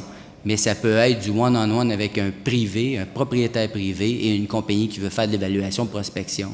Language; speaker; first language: French; native; French